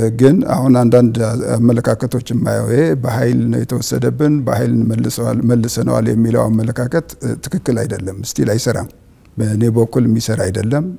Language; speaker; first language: Amharic; non-native, local second language; Tigrinya